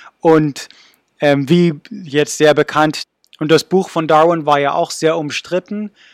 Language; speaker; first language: German; non-native, fluent; English